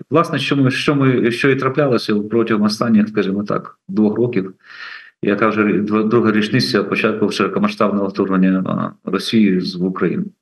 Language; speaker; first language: Ukrainian; native; Ukrainian